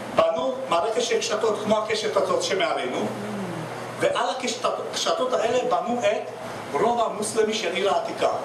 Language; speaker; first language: Hebrew; non-native, fluent; Russian